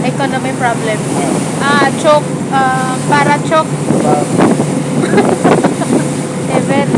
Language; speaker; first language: Turkish; non-native, learner; Cebuano